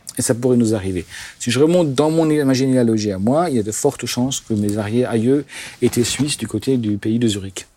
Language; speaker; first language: French; non-native, local second language; Swiss German